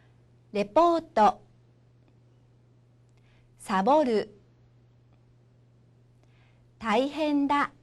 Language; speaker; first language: Japanese; non-native, fluent; Korean